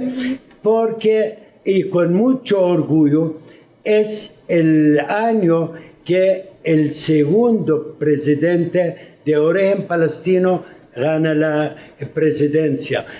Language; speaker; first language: Spanish; non-native, fluent; Arabic